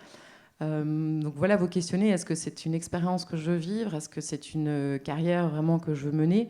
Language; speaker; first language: French; native; French